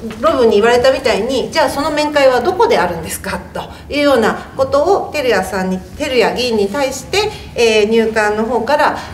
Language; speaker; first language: Japanese; native; Japanese